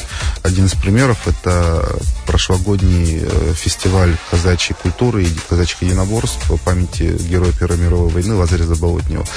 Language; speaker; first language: Russian; native; Russian